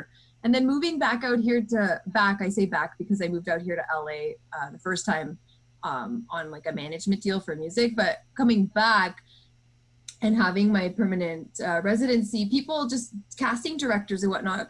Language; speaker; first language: English; native; English